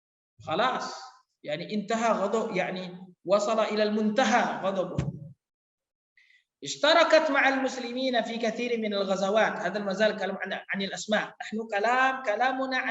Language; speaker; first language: Arabic; non-native, fluent; Indonesian